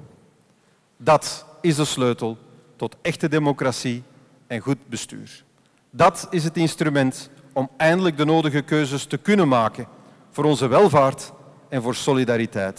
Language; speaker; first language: Dutch; native; Dutch